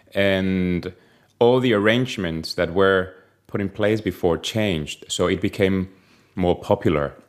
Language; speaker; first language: English; non-native, fluent; Spanish